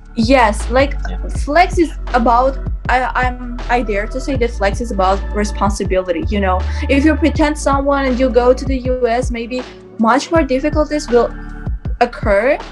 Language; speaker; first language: English; non-native, fluent; Armenian